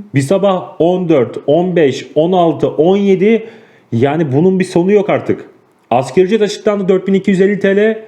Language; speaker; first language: Turkish; native; Turkish